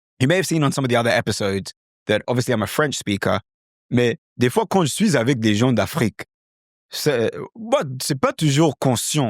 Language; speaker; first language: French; non-native, fluent; English